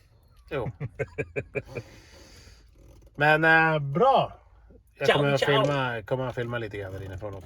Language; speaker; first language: Swedish; native; Swedish